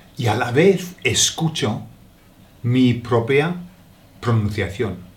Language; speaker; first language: Spanish; non-native, fluent; English